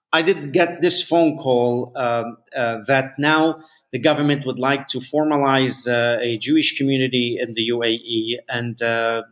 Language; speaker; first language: English; non-native, fluent; Arabic